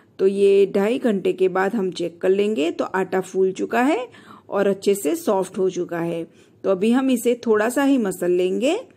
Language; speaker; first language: Hindi; non-native, local second language; Gujarati